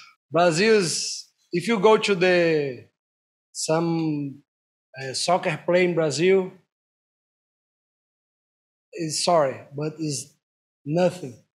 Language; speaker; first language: English; non-native, learner; Portuguese